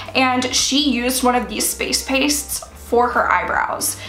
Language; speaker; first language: English; native; English